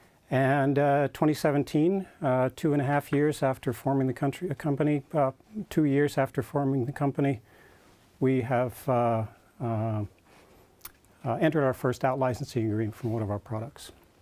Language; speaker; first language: English; native; English